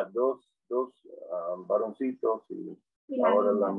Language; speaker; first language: Spanish; non-native, fluent; English